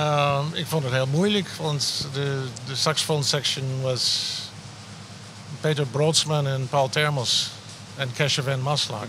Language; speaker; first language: Dutch; non-native, fluent; English